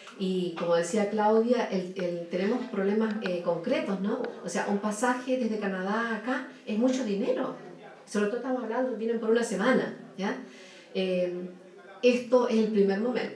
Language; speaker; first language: Spanish; native; Spanish